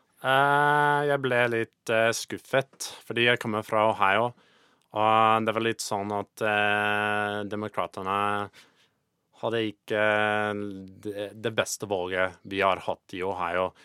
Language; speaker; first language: Norwegian; non-native, fluent; English